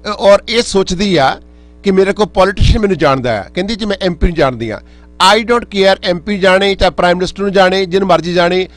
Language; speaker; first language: Punjabi; native; Punjabi